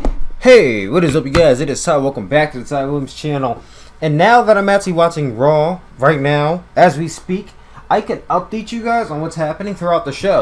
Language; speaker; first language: English; native; English